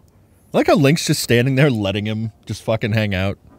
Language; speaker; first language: English; native; English